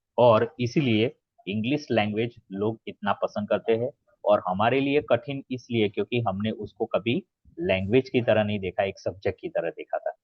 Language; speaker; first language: Hindi; native; Hindi